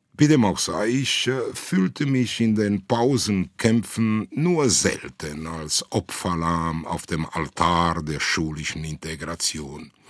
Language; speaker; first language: German; non-native, fluent; Italian